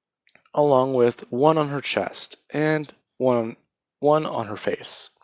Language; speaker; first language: English; native; English